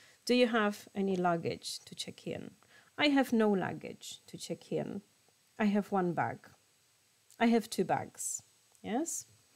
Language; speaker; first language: English; non-native, fluent; Polish